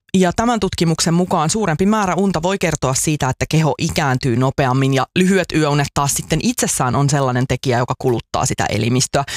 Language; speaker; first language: Finnish; native; Finnish